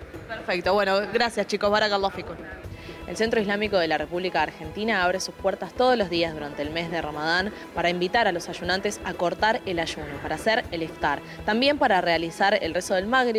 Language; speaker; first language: Spanish; native; Spanish